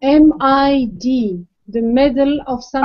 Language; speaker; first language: English; non-native, learner; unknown